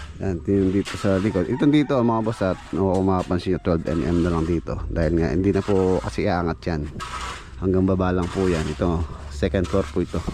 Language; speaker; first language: Filipino; native; Filipino